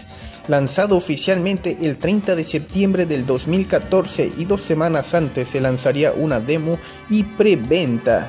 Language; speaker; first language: Spanish; native; Spanish